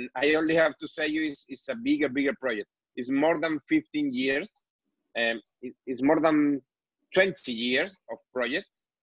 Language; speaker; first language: English; non-native, learner; Spanish